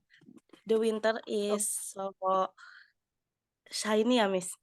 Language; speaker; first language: English; non-native, learner; Indonesian